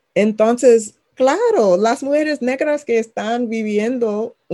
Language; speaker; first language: Spanish; non-native, fluent; English